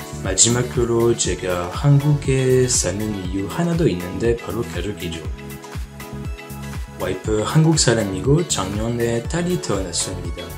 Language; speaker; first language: Korean; non-native, fluent; French